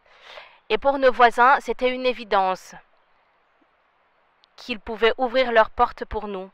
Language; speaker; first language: French; non-native, local second language; Rundi